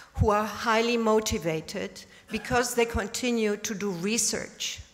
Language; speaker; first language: English; non-native, fluent; German